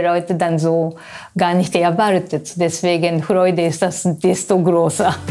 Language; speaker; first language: German; non-native, fluent; Japanese